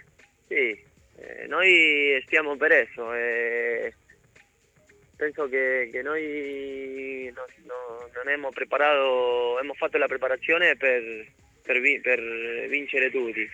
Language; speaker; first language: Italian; non-native, learner; Spanish